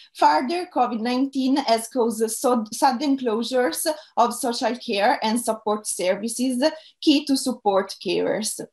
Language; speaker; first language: English; non-native, fluent; Italian